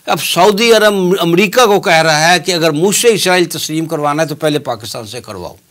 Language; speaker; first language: Hindi; native; Hindi